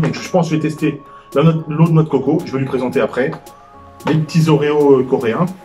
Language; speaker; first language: French; native; French